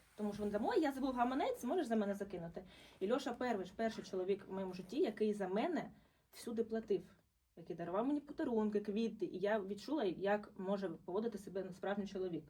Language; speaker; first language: Ukrainian; non-native, local second language; Russian